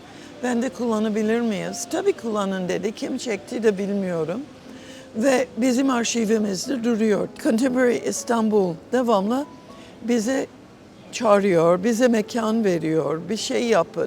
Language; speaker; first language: Turkish; non-native, fluent; English